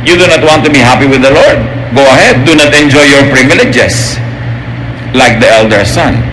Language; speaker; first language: English; non-native, local second language; Filipino